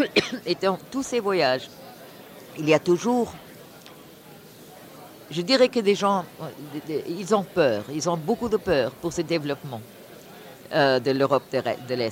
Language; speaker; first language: French; non-native, fluent; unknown